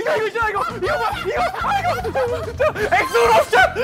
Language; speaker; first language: Korean; native; Korean